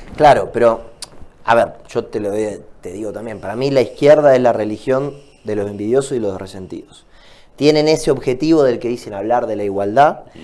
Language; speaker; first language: Spanish; native; Spanish